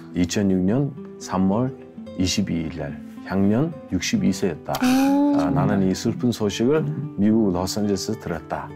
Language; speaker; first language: Korean; non-native, fluent; Mongolian